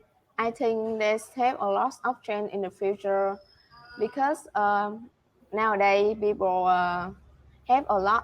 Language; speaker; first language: English; non-native, learner; Vietnamese